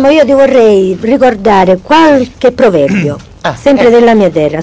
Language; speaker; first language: Italian; native; Italian